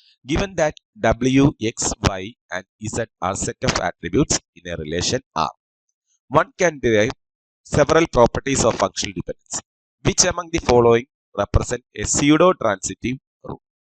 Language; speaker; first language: English; non-native, local second language; Malayalam